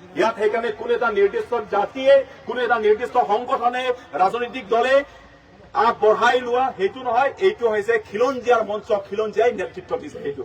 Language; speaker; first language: Assamese; non-native, local second language; Karbi